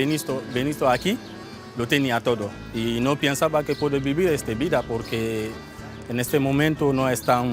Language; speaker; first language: Spanish; non-native, learner; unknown